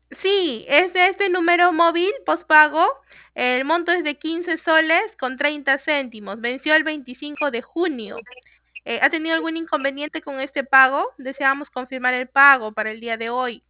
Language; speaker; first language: Spanish; native; Spanish